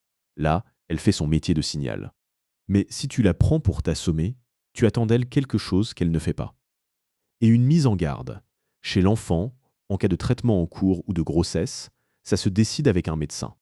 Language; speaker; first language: French; native; French